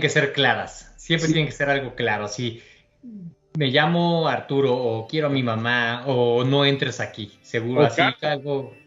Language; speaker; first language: Spanish; native; Spanish